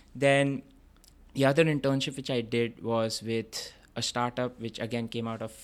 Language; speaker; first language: English; non-native, local second language; Bangla